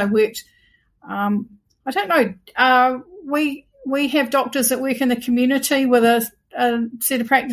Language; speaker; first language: English; native; English